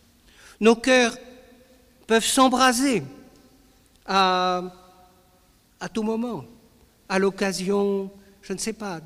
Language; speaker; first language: French; native; French